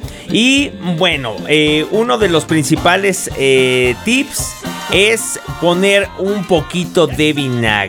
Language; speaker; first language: Spanish; native; Spanish